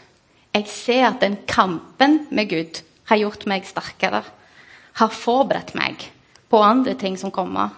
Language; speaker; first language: Norwegian; non-native, fluent; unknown